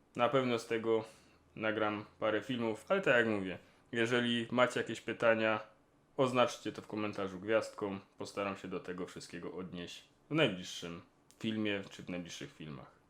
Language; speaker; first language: Polish; non-native, local second language; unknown